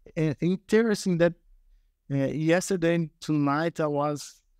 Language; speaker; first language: English; non-native, learner; Portuguese